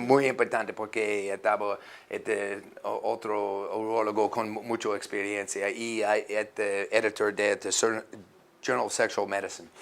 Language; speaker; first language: Spanish; non-native, learner; English